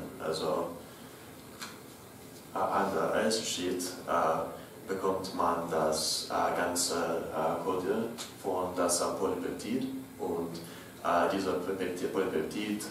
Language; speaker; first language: German; non-native, learner; English